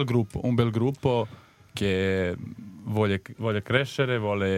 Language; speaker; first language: Italian; non-native, learner; Serbian